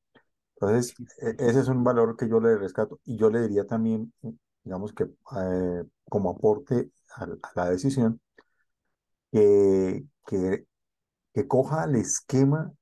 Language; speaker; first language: Spanish; native; Spanish